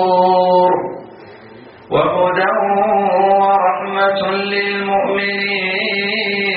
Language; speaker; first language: Arabic; native; Arabic